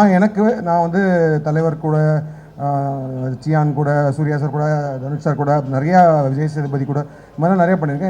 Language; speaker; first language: Tamil; native; Tamil